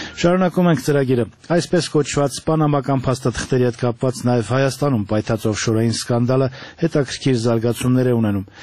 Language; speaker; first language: Armenian; native; Armenian